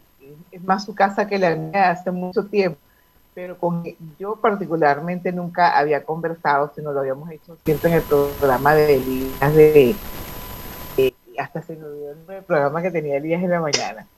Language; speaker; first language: Spanish; native; Spanish